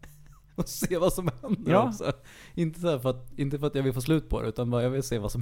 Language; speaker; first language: Swedish; native; Swedish